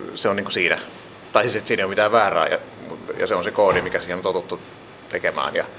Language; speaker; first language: Finnish; native; Finnish